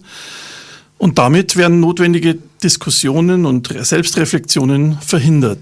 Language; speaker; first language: German; native; German